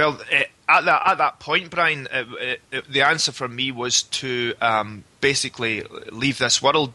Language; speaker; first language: English; native; English